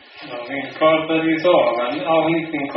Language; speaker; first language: German; non-native, learner; Slovenian